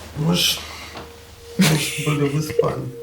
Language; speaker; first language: Russian; native; Russian